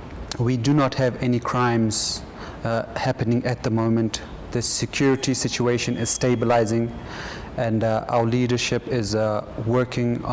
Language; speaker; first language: English; non-native, fluent; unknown